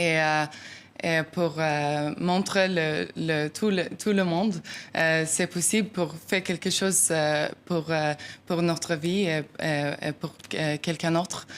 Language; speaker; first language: French; non-native, learner; Norwegian